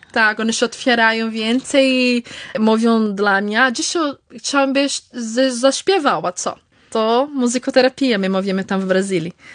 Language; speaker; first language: Polish; early bilingual, heritage; Polish